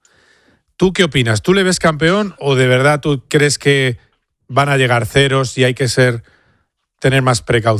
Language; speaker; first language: Spanish; native; Spanish